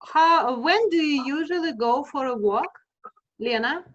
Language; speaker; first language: English; non-native, fluent; Russian